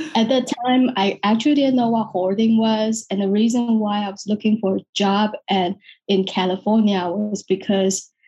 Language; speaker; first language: English; non-native, fluent; Chinese